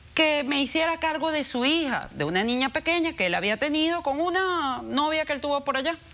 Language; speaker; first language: Spanish; native; Spanish